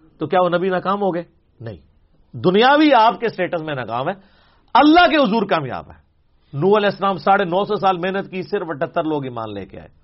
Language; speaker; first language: Urdu; non-native, local second language; Punjabi